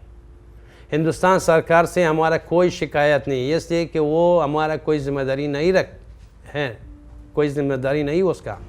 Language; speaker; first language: Hindi; non-native, fluent; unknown